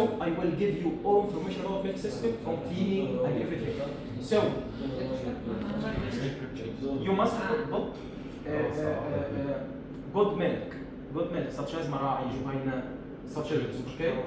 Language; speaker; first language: English; non-native, learner; Arabic